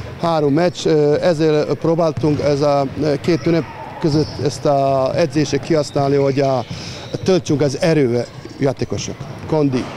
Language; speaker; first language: Hungarian; non-native, learner; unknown